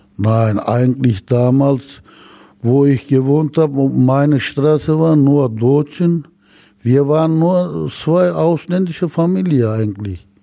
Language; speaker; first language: German; non-native, learner; Turkish